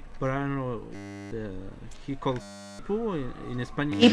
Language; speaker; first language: English; non-native, learner; Spanish